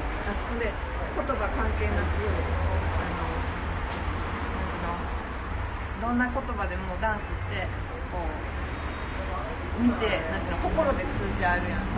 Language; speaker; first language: Japanese; native; Japanese